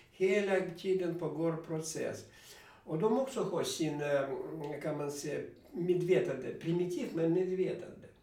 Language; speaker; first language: Swedish; non-native, fluent; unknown